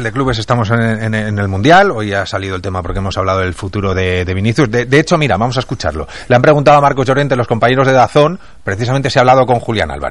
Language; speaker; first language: Spanish; native; Spanish